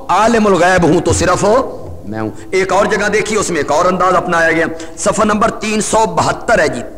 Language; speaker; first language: Urdu; non-native, local second language; Punjabi